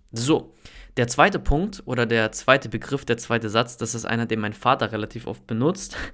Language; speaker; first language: German; native; German